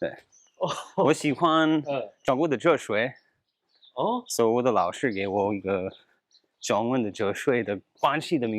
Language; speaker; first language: Chinese; non-native, learner; English